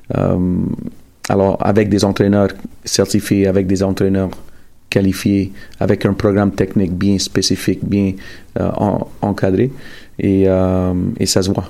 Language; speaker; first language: French; early bilingual, other home language; Italian